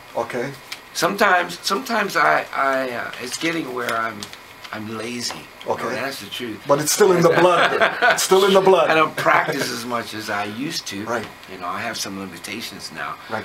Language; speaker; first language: English; native; English